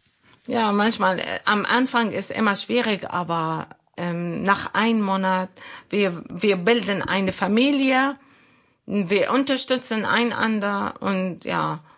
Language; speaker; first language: German; non-native, learner; Arabic